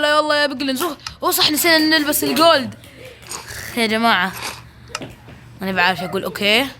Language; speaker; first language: Arabic; native; Arabic